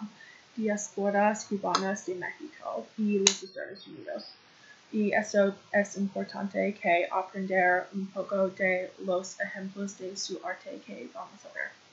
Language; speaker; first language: Spanish; non-native, learner; English